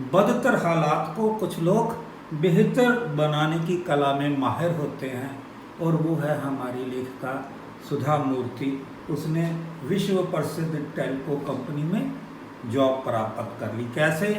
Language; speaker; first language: Hindi; non-native, local second language; Punjabi